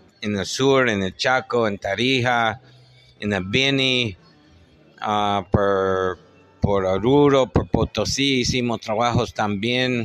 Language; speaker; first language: Spanish; non-native, fluent; English